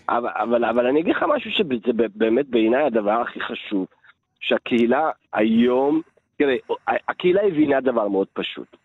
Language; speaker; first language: Hebrew; early bilingual, other home language; Amharic